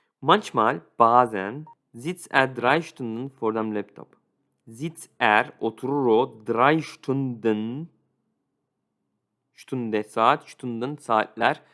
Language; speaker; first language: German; non-native, fluent; Turkish